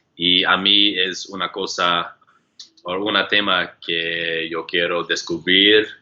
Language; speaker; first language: Spanish; non-native, learner; English